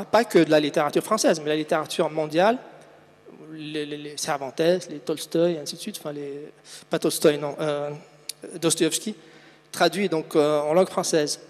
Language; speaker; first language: French; non-native, local second language; Arabic